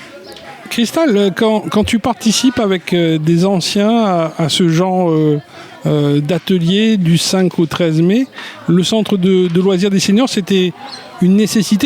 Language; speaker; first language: French; native; French